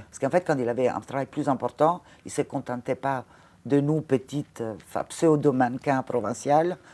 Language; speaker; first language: French; non-native, fluent; Italian